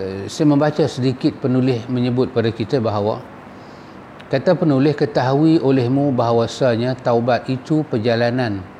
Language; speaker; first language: Malay; native; Malay